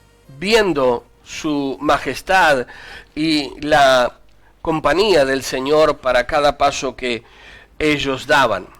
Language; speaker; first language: Spanish; native; Spanish